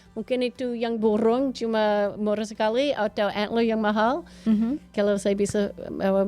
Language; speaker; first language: Indonesian; non-native, fluent; English